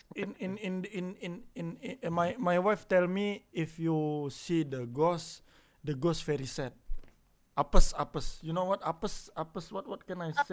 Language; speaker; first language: English; non-native, learner; Indonesian